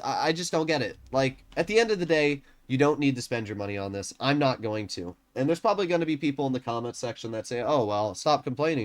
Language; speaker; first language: English; native; English